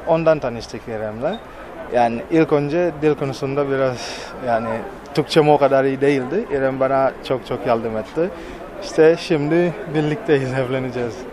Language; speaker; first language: Turkish; non-native, learner; Swahili